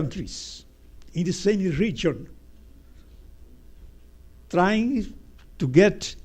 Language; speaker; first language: English; non-native, fluent; Portuguese